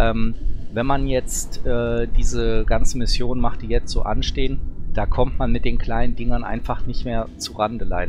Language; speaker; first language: German; native; German